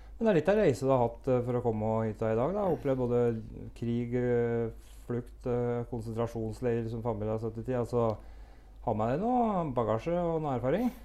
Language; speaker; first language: Norwegian; native; Norwegian